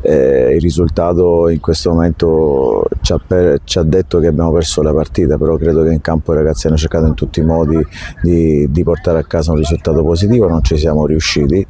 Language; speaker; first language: Italian; native; Italian